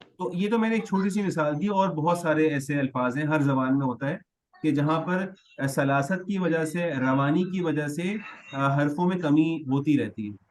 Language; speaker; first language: Urdu; native; Urdu